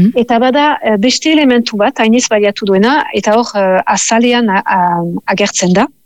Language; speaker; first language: Basque; native; Basque